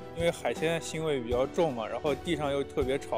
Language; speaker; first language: Chinese; native; Chinese